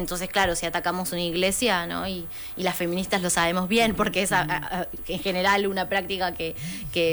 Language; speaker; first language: Spanish; native; Spanish